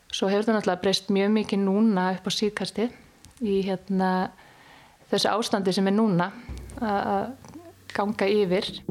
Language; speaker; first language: Icelandic; native; Icelandic